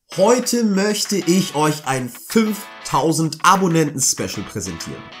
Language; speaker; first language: German; early bilingual, heritage; German